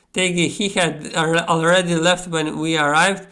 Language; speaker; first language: English; non-native, fluent; Lithuanian